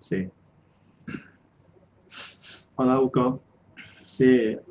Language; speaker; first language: Spanish; non-native, learner; Chinese